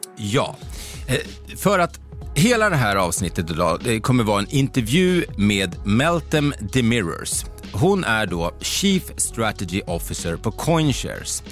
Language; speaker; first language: Swedish; native; Swedish